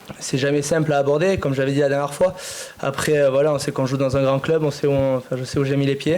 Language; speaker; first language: French; native; French